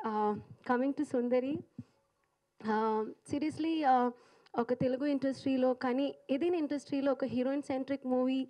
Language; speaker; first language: Telugu; non-native, learner; Malayalam